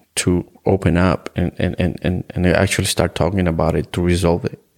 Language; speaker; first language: English; non-native, fluent; Spanish